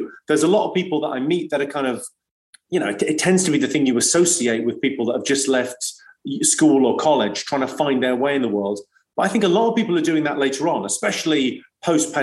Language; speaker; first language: English; native; English